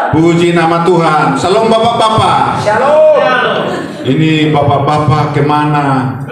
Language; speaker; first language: Indonesian; non-native, local second language; Batak Toba